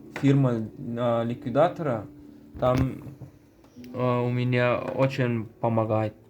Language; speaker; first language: Russian; non-native, learner; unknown